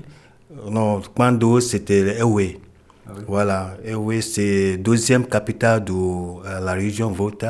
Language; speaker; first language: French; non-native, fluent; Ewe